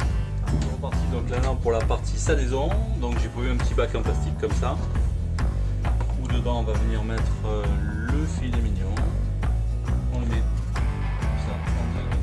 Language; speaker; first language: French; native; French